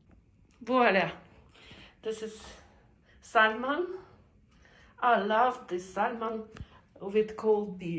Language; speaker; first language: English; non-native, learner; Russian